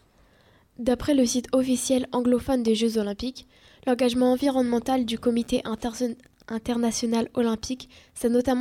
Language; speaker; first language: French; native; French